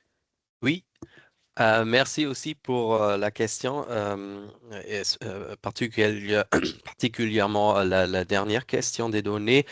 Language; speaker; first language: French; non-native, fluent; German